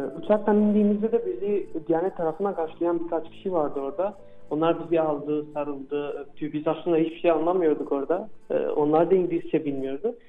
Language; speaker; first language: Turkish; non-native, fluent; Albanian